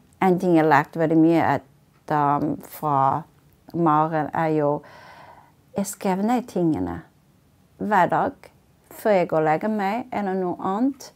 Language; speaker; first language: Norwegian; non-native, fluent; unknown